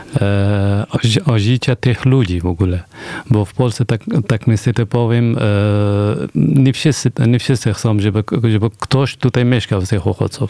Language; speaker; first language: Polish; non-native, fluent; Persian